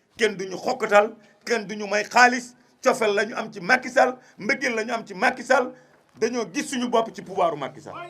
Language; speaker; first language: Wolof; non-native, local second language; Fula